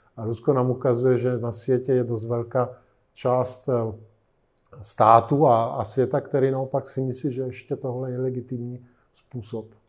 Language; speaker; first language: Czech; non-native, fluent; Italian